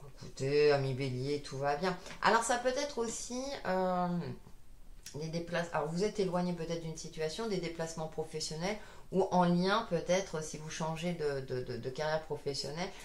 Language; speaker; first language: French; native; French